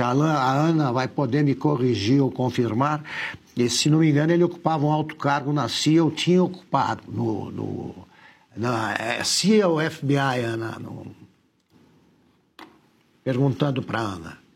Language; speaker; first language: Portuguese; native; Portuguese